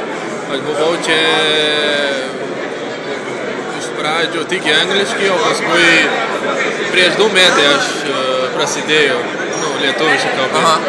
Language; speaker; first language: Lithuanian; non-native, learner; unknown